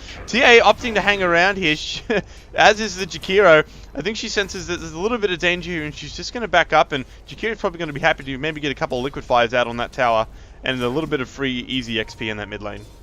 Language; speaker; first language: English; native; English